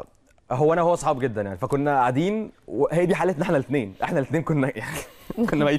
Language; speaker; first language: Arabic; native; Arabic